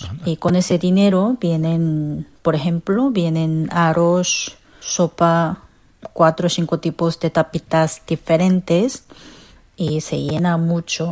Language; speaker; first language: Spanish; non-native, fluent; Korean